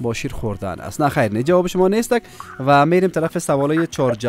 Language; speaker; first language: Persian; native; Persian